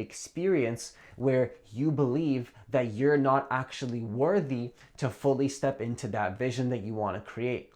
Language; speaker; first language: English; native; English